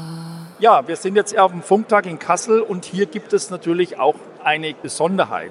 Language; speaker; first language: German; native; German